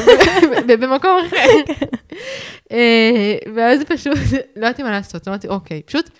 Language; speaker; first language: Hebrew; native; Hebrew